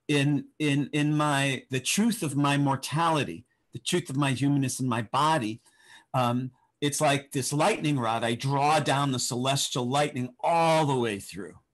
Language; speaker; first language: English; native; English